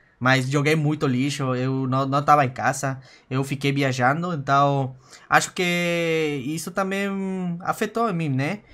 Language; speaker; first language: Portuguese; non-native, fluent; Spanish